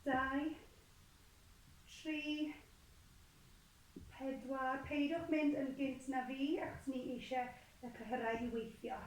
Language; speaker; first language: Welsh; native; Welsh